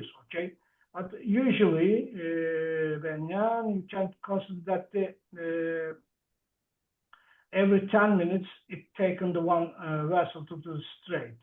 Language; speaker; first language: English; non-native, learner; Turkish